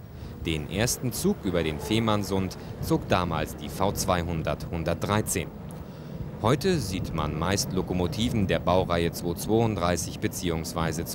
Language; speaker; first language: German; native; German